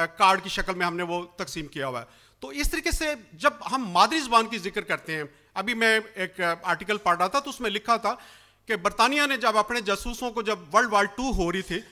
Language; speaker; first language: Urdu; non-native, local second language; Punjabi